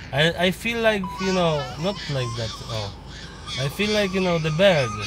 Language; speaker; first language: English; non-native, learner; Polish